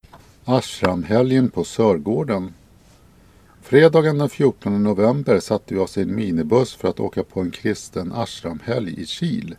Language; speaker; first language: Swedish; native; Swedish